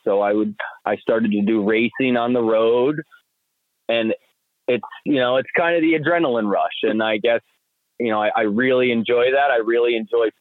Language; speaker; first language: English; native; English